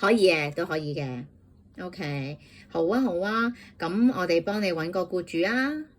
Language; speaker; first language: Cantonese; native; Cantonese